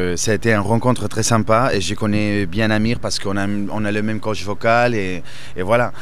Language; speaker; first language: French; non-native, fluent; Spanish